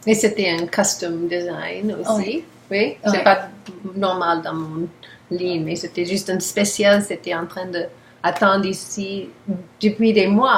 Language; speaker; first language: French; non-native, learner; English